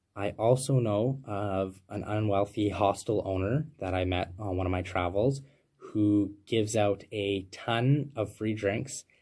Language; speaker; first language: English; native; English